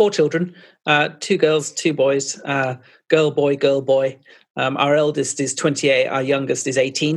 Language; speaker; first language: English; native; English